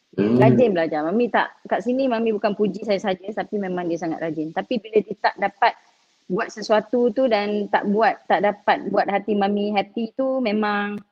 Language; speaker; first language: Malay; native; Malay